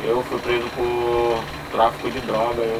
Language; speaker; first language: Portuguese; native; Portuguese